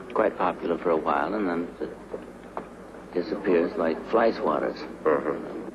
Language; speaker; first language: English; native; English